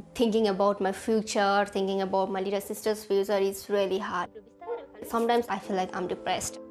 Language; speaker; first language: English; non-native, local second language; Nepali